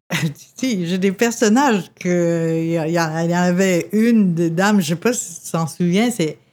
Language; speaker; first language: French; native; French